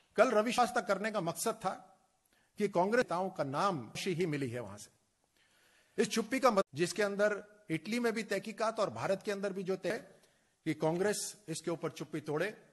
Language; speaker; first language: Hindi; native; Hindi